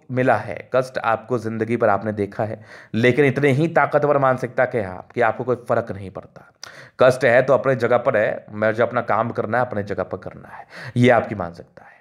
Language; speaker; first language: Hindi; native; Hindi